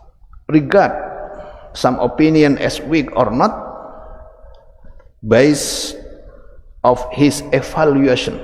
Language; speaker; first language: English; non-native, fluent; Indonesian